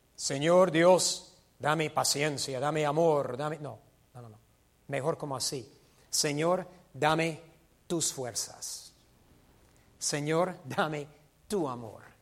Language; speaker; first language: Spanish; non-native, fluent; English